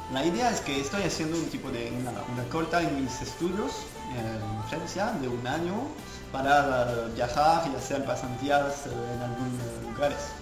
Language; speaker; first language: Spanish; non-native, fluent; French